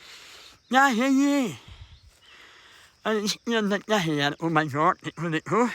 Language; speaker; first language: Hindi; non-native, fluent; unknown